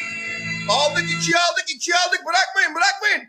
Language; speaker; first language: Turkish; native; Turkish